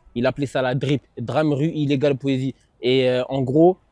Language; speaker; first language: French; native; French